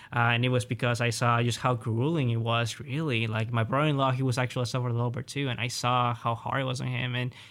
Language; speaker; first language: English; early bilingual, other home language; Spanish